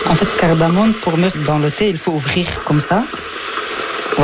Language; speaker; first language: French; early bilingual, other home language; Hazaragi